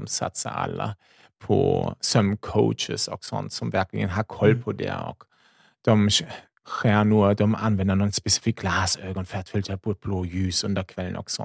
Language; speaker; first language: Swedish; non-native, fluent; German